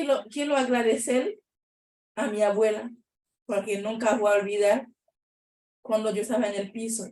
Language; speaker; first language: Spanish; non-native, learner; Haitian Creole